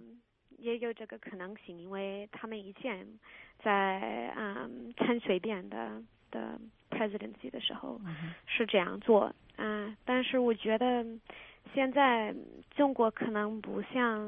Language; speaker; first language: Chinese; non-native, fluent; English